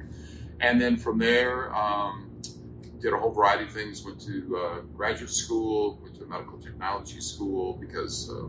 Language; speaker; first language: English; native; English